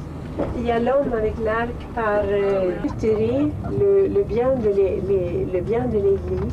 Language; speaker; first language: French; non-native, fluent; Swedish